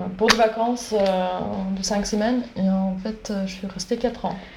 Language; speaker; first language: French; non-native, fluent; Swedish